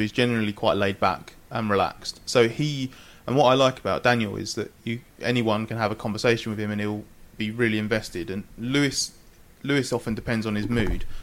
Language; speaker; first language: English; native; English